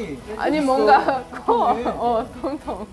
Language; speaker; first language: Korean; non-native, fluent; Russian